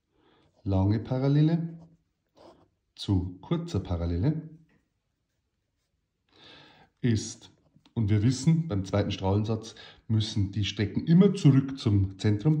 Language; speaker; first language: German; native; German